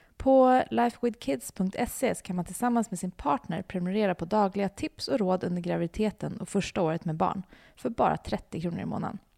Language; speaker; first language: Swedish; native; Swedish